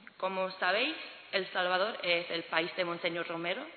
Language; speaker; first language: Spanish; non-native, learner; English